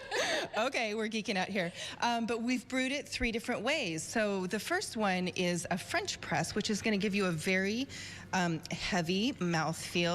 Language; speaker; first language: English; native; English